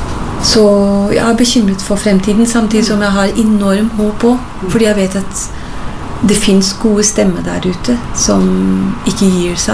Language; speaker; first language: Norwegian; non-native, fluent; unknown